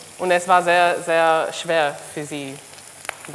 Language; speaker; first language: German; non-native, learner; Hebrew